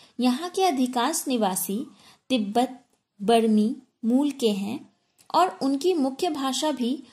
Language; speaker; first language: Hindi; native; Hindi